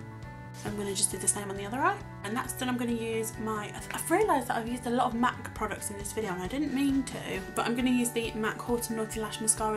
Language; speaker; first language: English; native; English